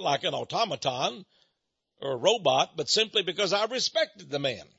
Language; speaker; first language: English; native; English